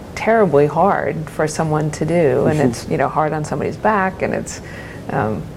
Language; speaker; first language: English; native; English